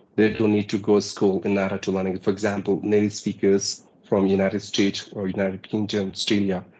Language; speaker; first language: English; non-native, local second language; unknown